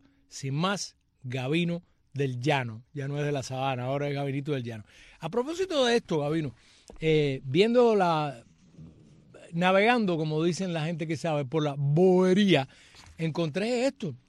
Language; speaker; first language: Spanish; native; Spanish